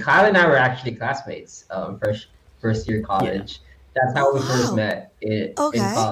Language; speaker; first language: English; non-native, local second language; Yoruba